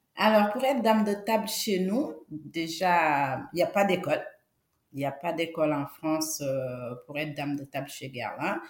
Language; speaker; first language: French; non-native, local second language; Wolof